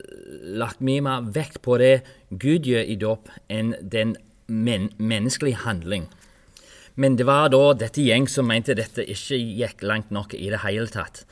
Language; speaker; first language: Norwegian; non-native, fluent; English